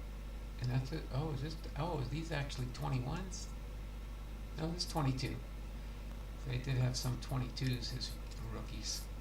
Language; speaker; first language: English; native; English